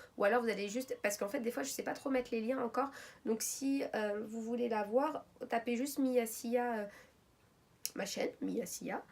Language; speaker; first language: French; early bilingual, other home language; Arabic